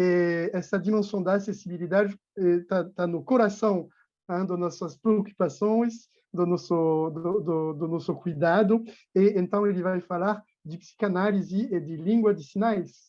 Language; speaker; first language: Portuguese; non-native, fluent; French